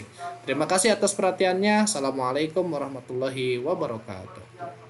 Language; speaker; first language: Indonesian; native; Indonesian